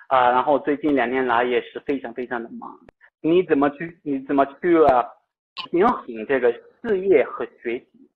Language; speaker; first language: Chinese; non-native, fluent; Italian